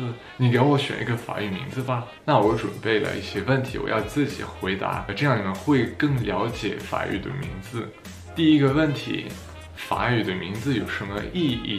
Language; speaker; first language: Chinese; non-native, fluent; French